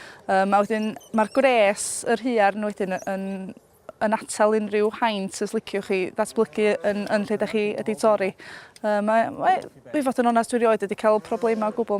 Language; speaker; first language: Welsh; native; Welsh